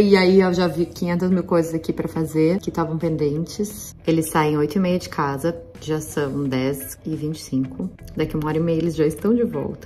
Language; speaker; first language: Portuguese; native; Portuguese